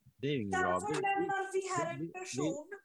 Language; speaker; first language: Swedish; non-native, learner; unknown